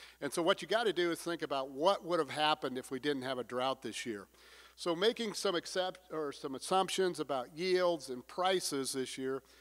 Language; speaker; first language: English; native; English